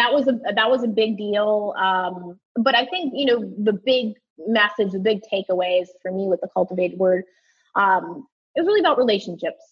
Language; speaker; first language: English; native; English